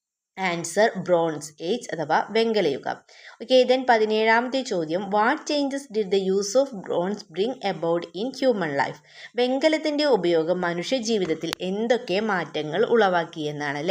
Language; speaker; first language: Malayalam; native; Malayalam